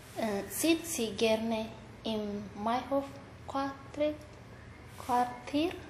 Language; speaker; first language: German; non-native, learner; Tigrinya